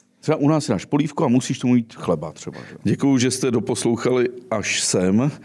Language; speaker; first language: Czech; native; Czech